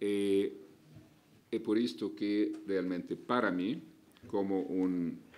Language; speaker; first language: Spanish; non-native, fluent; Arabic